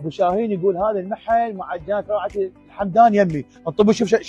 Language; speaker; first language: Arabic; native; Arabic